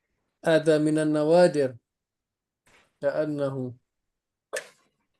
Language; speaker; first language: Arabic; non-native, fluent; Indonesian